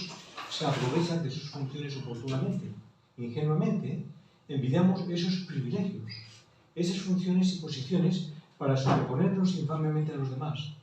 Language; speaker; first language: Spanish; native; Spanish